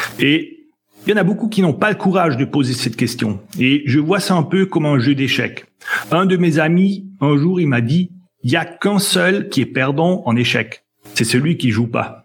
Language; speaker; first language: French; native; French